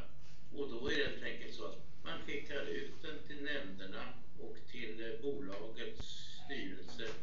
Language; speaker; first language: Swedish; native; Swedish